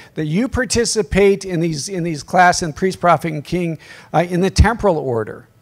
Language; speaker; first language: English; native; English